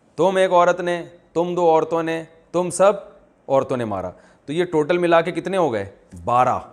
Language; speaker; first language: Urdu; native; Urdu